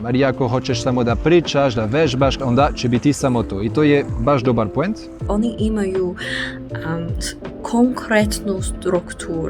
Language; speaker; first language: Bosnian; non-native, learner; French